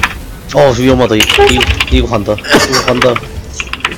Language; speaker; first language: Korean; native; Korean